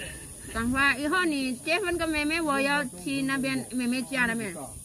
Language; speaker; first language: Chinese; non-native, learner; Indonesian